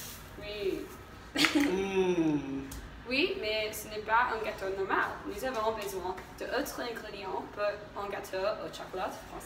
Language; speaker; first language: French; non-native, learner; English